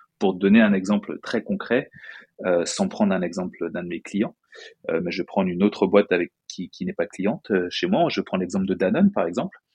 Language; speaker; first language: French; native; French